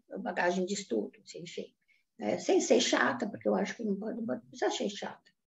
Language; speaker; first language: Portuguese; non-native, fluent; Italian